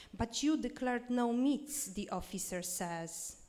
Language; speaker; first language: English; non-native, fluent; Polish